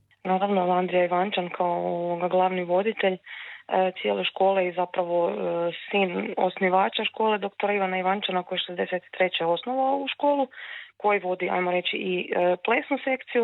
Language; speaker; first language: Serbian; native; Serbian